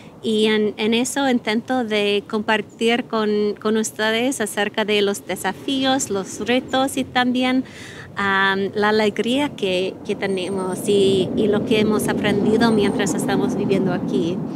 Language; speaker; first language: Spanish; non-native, fluent; English